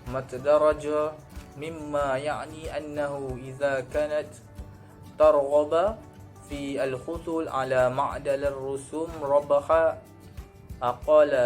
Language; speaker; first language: Arabic; non-native, learner; Malay